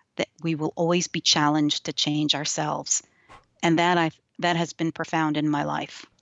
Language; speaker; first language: English; early bilingual, other home language; Yiddish